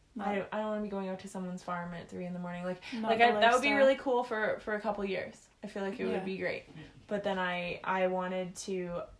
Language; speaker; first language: English; native; English